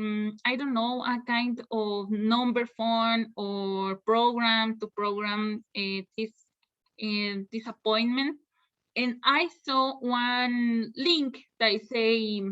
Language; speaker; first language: English; non-native, learner; Spanish